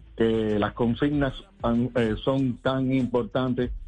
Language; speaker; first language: Spanish; native; Spanish